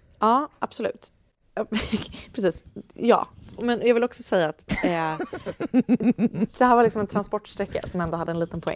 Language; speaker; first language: Swedish; native; Swedish